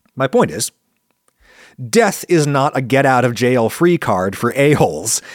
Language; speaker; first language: English; early bilingual, other home language; Italian